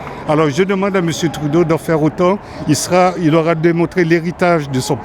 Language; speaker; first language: French; early bilingual, other home language; Haitian Creole